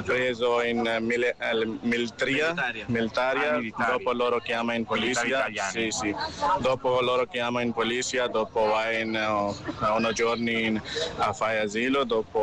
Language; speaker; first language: Italian; non-native, learner; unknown